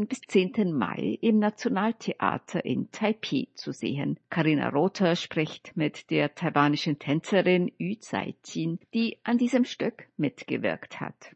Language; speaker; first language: German; native; German